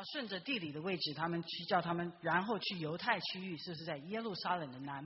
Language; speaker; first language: Chinese; native; Chinese